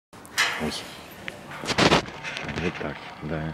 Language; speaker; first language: Russian; native; Russian